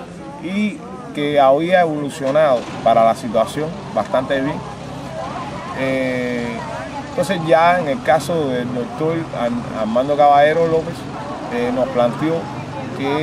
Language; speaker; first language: Spanish; native; Spanish